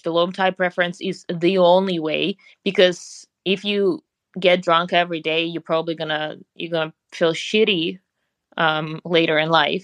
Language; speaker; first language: English; non-native, fluent; Russian